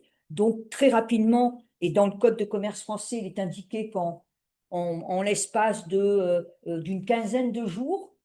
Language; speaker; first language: French; native; French